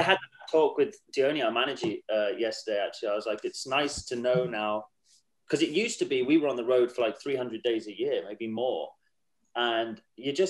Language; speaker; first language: English; native; English